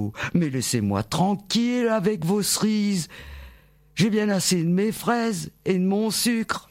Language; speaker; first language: French; native; French